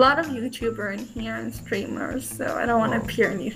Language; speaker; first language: English; non-native, fluent; Arabic